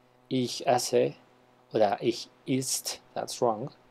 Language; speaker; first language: German; non-native, learner; Spanish